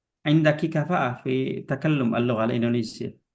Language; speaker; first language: Arabic; non-native, fluent; Indonesian